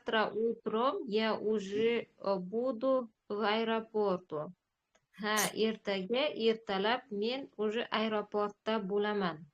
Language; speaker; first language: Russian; non-native, learner; Uzbek